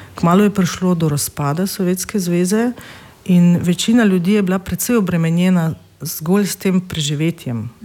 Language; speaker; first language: Slovenian; non-native, fluent; Russian